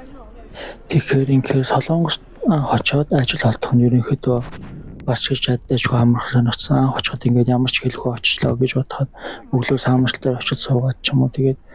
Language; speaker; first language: Mongolian; native; Mongolian